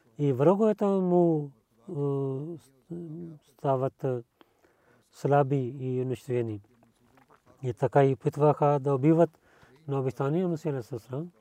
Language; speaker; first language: Bulgarian; non-native, learner; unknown